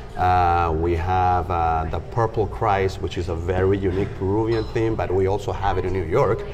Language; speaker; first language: English; non-native, fluent; Spanish